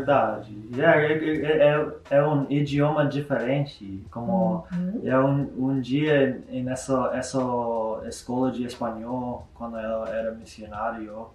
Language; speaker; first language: Portuguese; non-native, learner; English